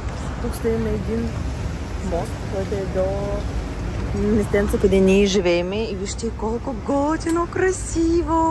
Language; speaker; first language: Bulgarian; non-native, fluent; Russian